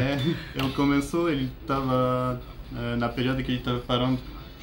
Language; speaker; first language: Portuguese; non-native, learner; French